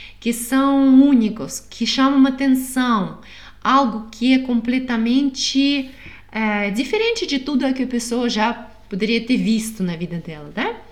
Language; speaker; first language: Portuguese; non-native, fluent; Russian